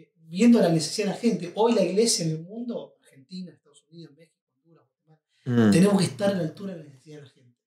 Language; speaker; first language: Spanish; native; Spanish